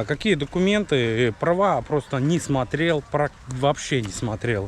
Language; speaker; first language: Russian; native; Russian